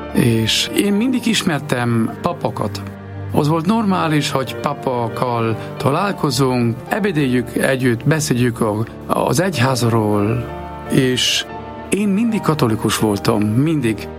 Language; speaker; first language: Hungarian; non-native, fluent; German